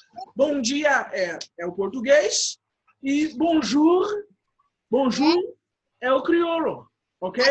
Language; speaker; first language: Portuguese; non-native, fluent; Haitian Creole